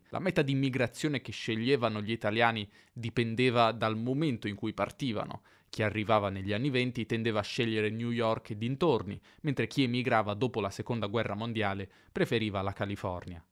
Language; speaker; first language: Italian; native; Italian